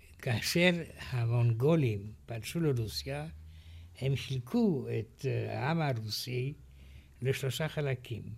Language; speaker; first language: Hebrew; non-native, fluent; Romanian